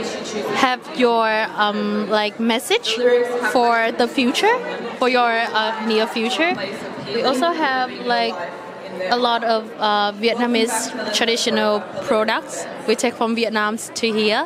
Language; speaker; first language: English; non-native, fluent; Vietnamese